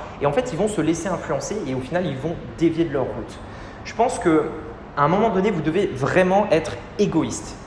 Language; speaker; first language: French; native; French